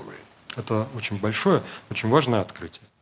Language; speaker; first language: Russian; native; Russian